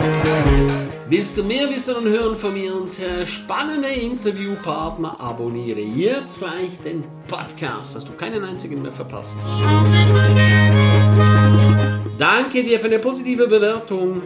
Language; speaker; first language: German; native; German